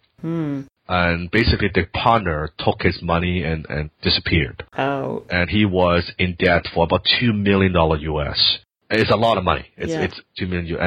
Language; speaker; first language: English; non-native, local second language; Cantonese